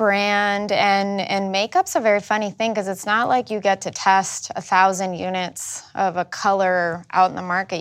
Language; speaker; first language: English; early bilingual, other home language; Spanish